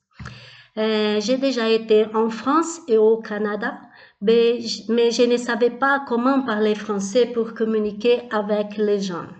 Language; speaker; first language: French; non-native, learner; Portuguese